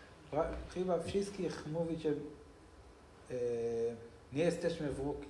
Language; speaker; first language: Polish; non-native, learner; Hebrew